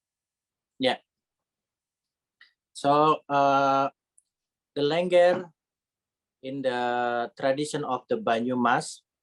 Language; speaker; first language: English; non-native, learner; Indonesian